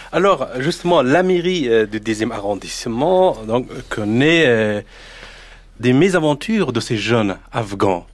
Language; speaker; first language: French; non-native, fluent; Persian